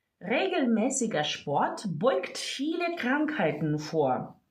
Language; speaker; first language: German; non-native, fluent; Ukrainian